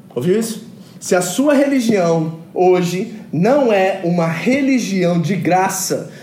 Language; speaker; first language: Portuguese; early bilingual, other home language; English